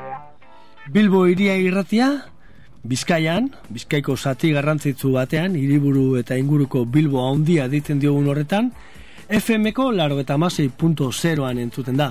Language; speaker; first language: Basque; native; Basque